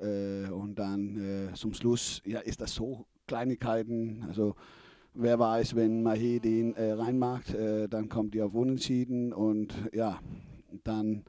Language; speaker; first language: German; non-native, fluent; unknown